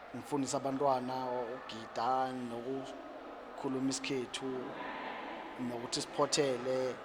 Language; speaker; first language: Zulu; non-native, local second language; South Ndebele